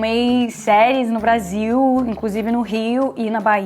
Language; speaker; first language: Portuguese; early bilingual, heritage; Portuguese